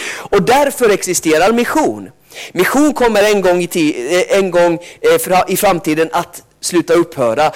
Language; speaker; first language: Swedish; early bilingual, other home language; Finnish